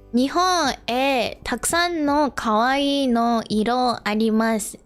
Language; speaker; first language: Japanese; non-native, learner; English